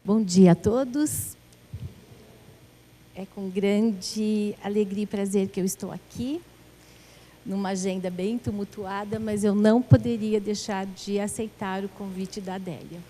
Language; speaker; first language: Portuguese; native; Portuguese